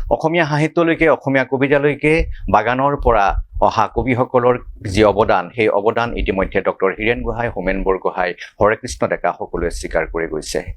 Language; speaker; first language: Assamese; native; Assamese